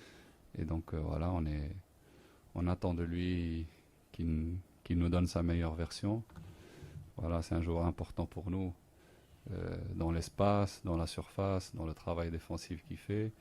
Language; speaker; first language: French; non-native, local second language; Arabic